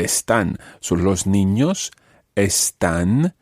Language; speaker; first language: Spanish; non-native, fluent; English